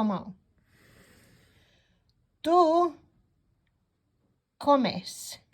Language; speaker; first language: Spanish; non-native, fluent; English